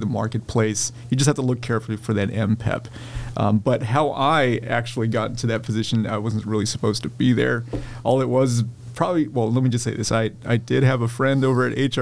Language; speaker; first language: English; native; English